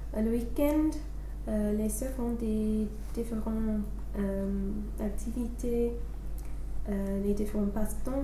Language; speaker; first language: French; non-native, learner; English